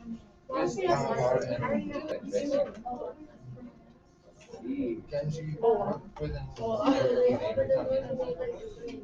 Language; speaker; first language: Spanish; non-native, fluent; English